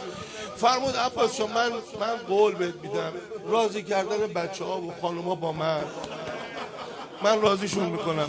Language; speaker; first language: Persian; native; Persian